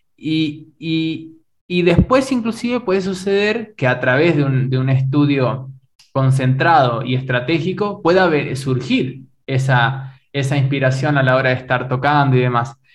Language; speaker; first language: Spanish; native; Spanish